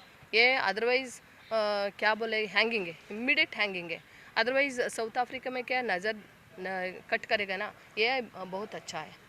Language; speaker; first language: Hindi; non-native, local second language; Kannada